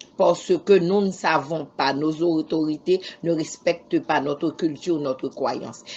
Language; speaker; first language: French; non-native, local second language; Haitian Creole